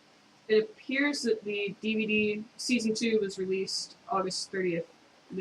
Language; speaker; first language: English; native; English